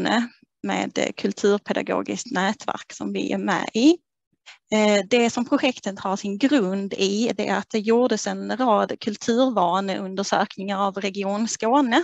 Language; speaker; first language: Swedish; native; Swedish